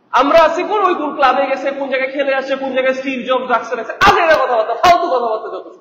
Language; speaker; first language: Bangla; native; Bangla